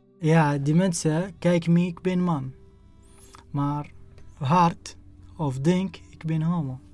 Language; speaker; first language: Dutch; non-native, learner; Arabic